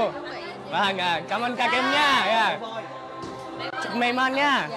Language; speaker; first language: Vietnamese; non-native, learner; English